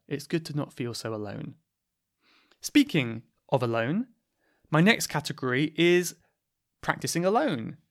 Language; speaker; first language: English; native; English